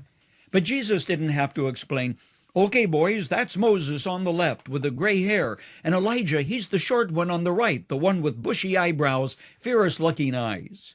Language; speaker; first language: English; native; English